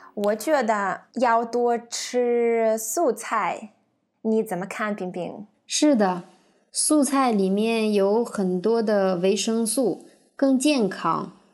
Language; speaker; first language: Chinese; non-native, fluent; Russian